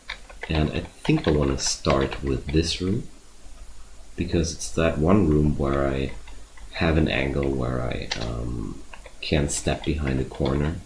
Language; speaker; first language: English; non-native, fluent; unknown